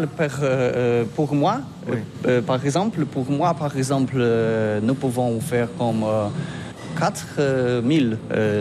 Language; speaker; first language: French; non-native, learner; Polish